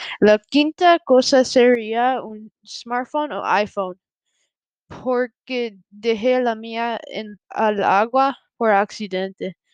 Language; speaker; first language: Spanish; non-native, learner; English